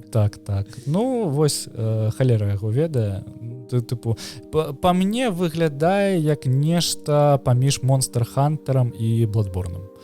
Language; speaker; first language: Belarusian; native; Belarusian